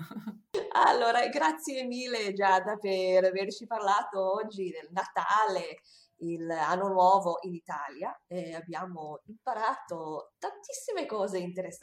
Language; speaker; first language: Italian; non-native, fluent; English